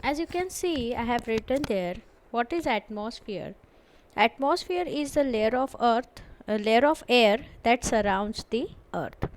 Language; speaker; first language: English; non-native, local second language; Marathi